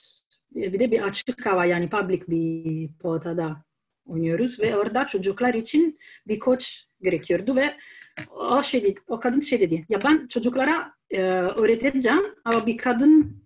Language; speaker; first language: Turkish; non-native, fluent; Italian